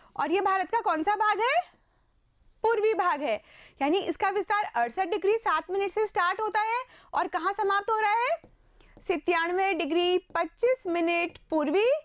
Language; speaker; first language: Hindi; native; Hindi